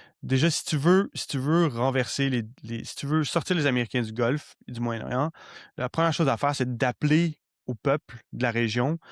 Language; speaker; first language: French; native; French